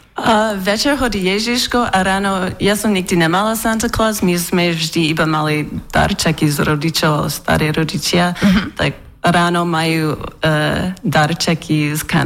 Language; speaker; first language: Slovak; non-native, learner; English